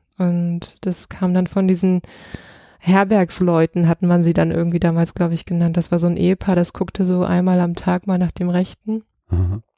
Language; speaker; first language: German; early bilingual, other home language; Russian